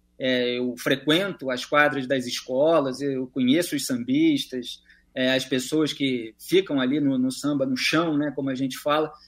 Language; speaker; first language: Portuguese; native; Portuguese